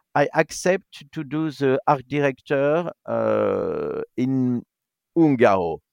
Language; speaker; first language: English; non-native, learner; French